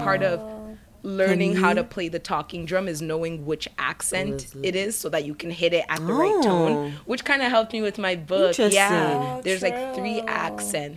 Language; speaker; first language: English; native; English